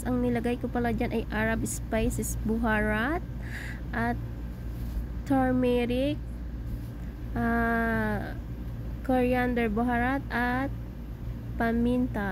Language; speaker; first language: Filipino; native; Filipino